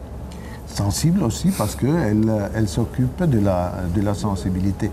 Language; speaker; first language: French; non-native, fluent; Italian